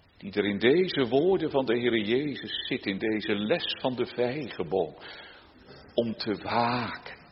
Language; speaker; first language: Dutch; native; Dutch